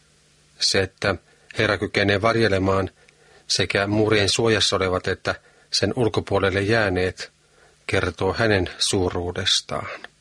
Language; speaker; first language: Finnish; native; Finnish